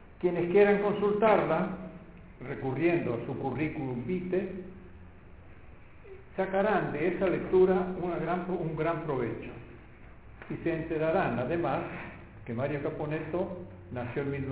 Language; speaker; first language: Spanish; native; Spanish